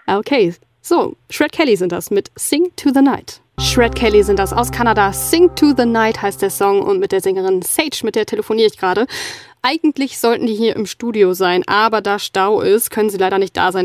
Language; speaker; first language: German; native; German